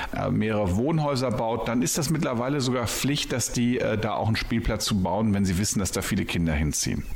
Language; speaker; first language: German; native; German